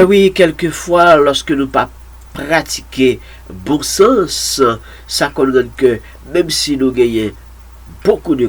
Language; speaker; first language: French; non-native, local second language; Haitian Creole